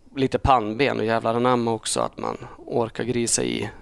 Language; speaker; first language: Swedish; native; Swedish